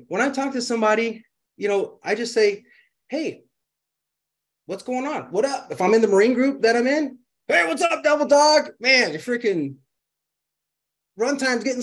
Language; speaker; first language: English; native; English